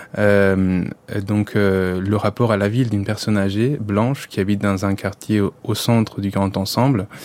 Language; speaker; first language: French; non-native, fluent; Spanish